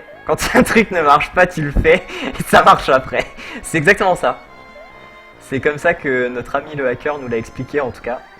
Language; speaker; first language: French; native; French